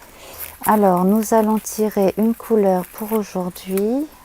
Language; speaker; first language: French; native; French